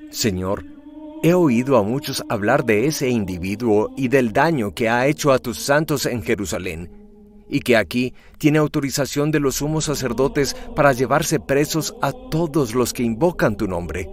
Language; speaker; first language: Spanish; native; Spanish